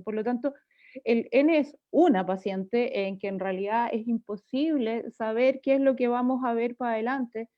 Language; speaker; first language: Spanish; native; Spanish